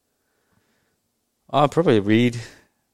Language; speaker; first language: English; non-native, fluent; Japanese